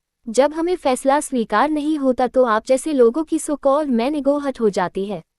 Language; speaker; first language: Hindi; native; Hindi